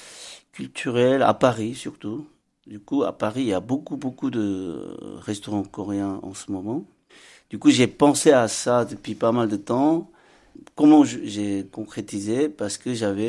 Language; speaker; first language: French; non-native, fluent; Korean